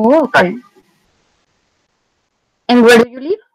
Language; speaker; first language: English; non-native, fluent; Spanish